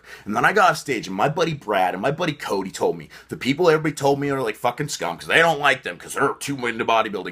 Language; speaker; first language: English; native; English